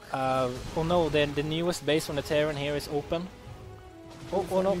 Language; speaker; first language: English; non-native, fluent; Swedish